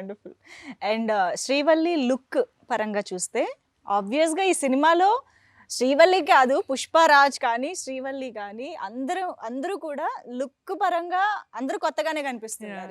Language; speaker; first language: Telugu; native; Telugu